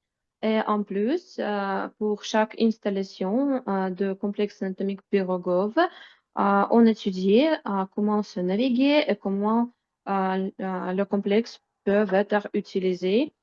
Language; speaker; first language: French; non-native, fluent; Russian